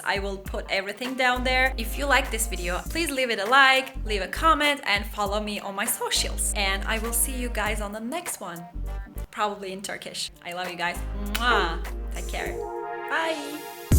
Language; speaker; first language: English; non-native, fluent; Turkish